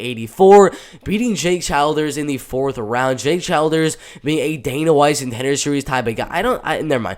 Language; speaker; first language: English; native; English